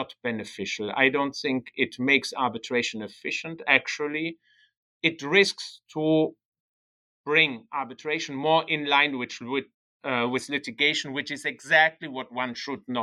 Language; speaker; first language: English; non-native, fluent; German